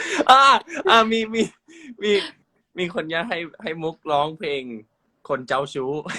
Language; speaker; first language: Thai; non-native, learner; English